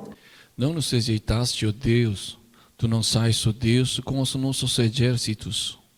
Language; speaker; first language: Portuguese; non-native, learner; Korean